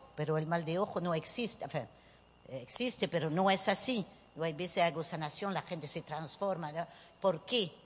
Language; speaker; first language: Spanish; early bilingual, heritage; Spanish